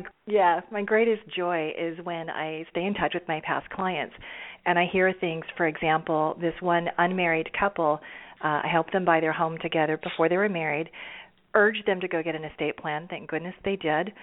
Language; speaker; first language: English; native; English